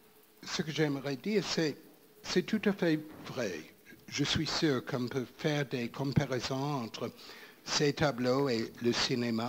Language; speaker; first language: French; non-native, fluent; English